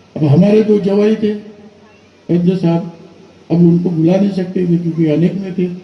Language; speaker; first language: Hindi; non-native, local second language; Marathi